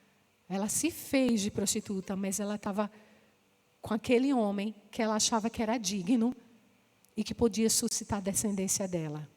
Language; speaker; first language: Portuguese; native; Portuguese